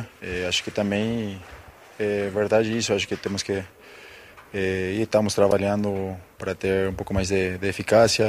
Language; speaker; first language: Portuguese; non-native, fluent; Spanish